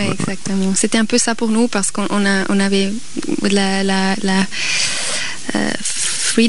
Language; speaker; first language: French; non-native, local second language; German